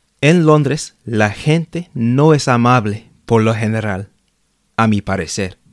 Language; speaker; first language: Spanish; non-native, fluent; English